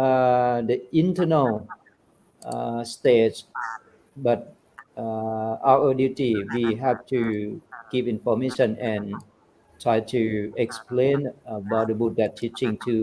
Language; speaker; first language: English; non-native, fluent; Thai